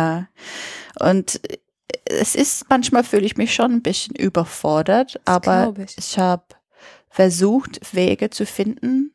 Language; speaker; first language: German; non-native, fluent; English